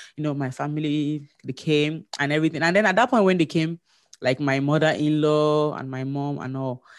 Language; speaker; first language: English; non-native, local second language; Yoruba